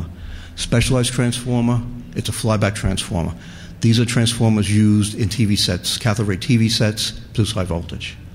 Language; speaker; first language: English; native; English